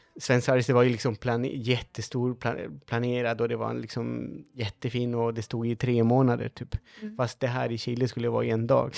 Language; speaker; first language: Swedish; non-native, fluent; Spanish